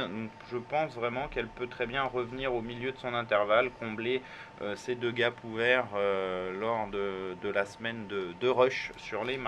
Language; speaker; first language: French; native; French